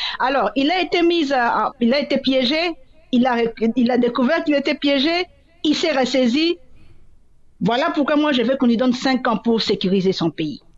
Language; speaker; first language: French; non-native, local second language; Swahili